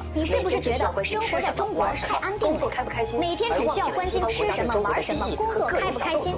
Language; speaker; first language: Chinese; native; Chinese